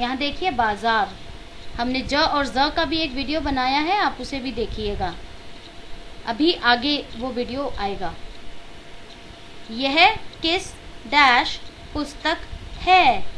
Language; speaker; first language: Hindi; native; Hindi